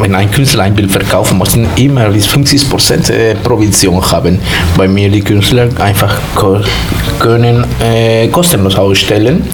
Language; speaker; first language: German; non-native, learner; Spanish